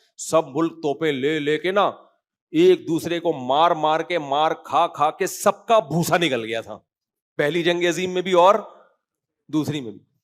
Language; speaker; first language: Urdu; native; Urdu